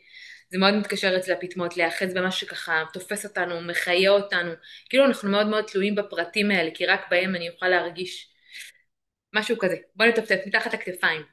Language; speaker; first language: Hebrew; native; Hebrew